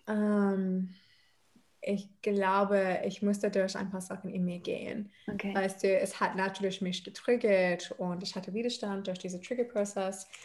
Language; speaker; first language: German; non-native, fluent; English